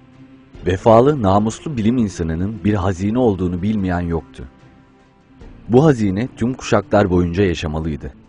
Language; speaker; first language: Turkish; native; Turkish